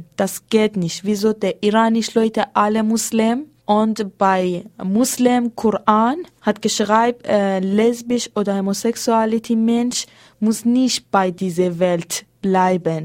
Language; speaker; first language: German; non-native, learner; Persian